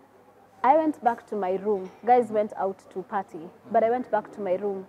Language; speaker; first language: English; non-native, local second language; Kikuyu